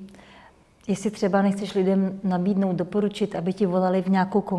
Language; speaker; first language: Czech; native; Czech